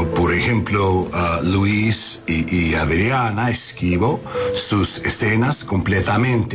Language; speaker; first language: Spanish; non-native, learner; English